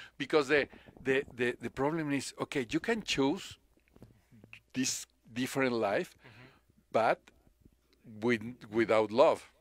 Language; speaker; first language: English; non-native, learner; Spanish